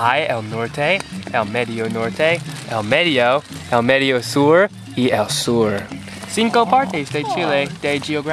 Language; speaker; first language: Spanish; non-native, learner; English